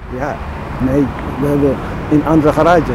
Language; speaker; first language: Dutch; non-native, learner; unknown